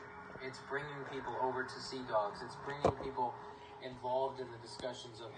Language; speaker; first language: English; native; English